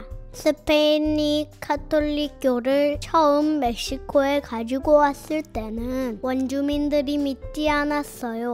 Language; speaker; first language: Korean; native; Korean